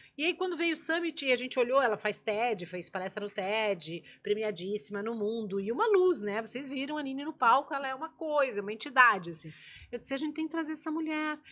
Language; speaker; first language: Portuguese; native; Portuguese